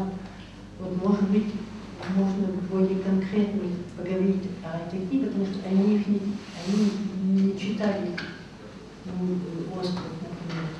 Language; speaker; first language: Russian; non-native, fluent; French